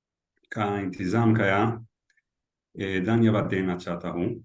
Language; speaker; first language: Hindi; non-native, learner; Hebrew